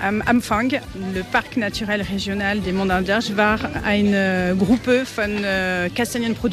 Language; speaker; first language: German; non-native, learner; French